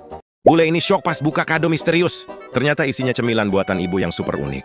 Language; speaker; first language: Indonesian; native; Indonesian